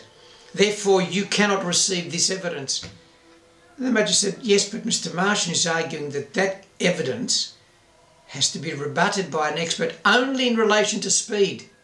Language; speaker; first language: English; native; English